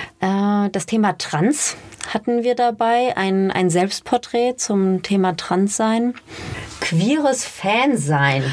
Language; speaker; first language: German; native; German